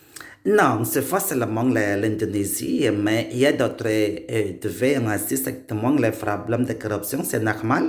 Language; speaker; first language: French; non-native, learner; Indonesian